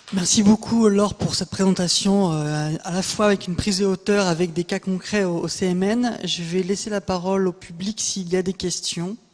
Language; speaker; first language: French; native; French